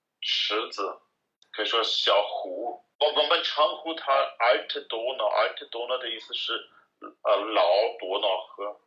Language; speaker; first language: Chinese; non-native, learner; German